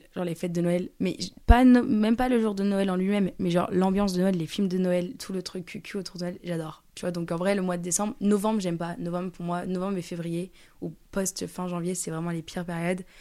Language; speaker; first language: French; native; French